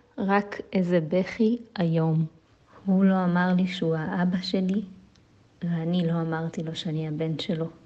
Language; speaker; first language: Hebrew; non-native, fluent; German